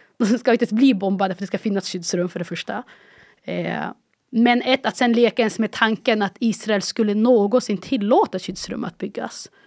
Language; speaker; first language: Swedish; early bilingual, other home language; Arabic